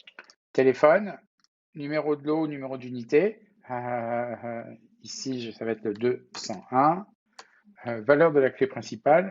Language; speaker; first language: French; native; French